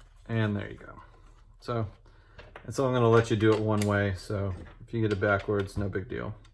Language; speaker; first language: English; native; English